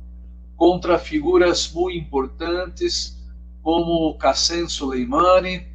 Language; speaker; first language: Spanish; non-native, learner; Portuguese